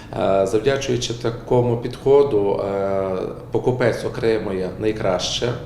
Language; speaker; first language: Ukrainian; native; Ukrainian